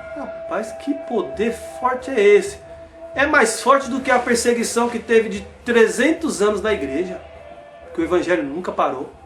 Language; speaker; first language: Portuguese; native; Portuguese